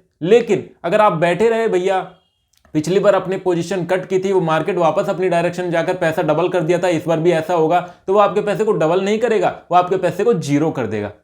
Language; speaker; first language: Hindi; native; Hindi